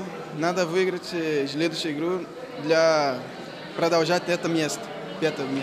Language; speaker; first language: Russian; non-native, learner; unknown